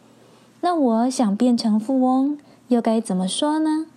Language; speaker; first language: Chinese; native; Chinese